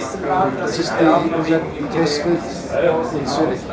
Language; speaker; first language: German; non-native, learner; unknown